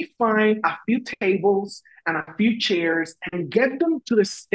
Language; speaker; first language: English; non-native, fluent; Spanish